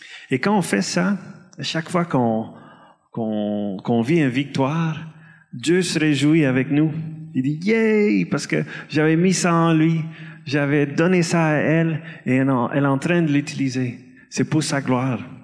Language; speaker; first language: French; non-native, fluent; Dutch